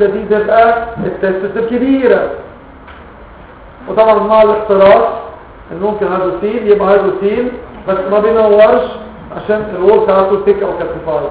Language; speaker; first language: Arabic; native; Arabic